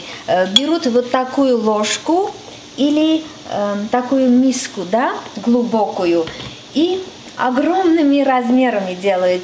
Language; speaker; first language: Russian; non-native, fluent; Armenian